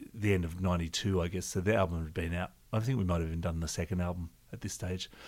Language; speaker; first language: English; native; English